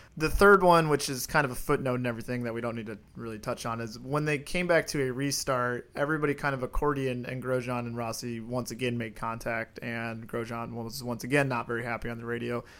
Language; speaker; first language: English; native; English